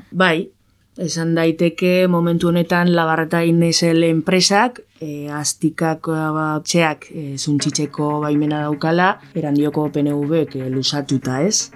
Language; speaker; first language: Basque; native; Basque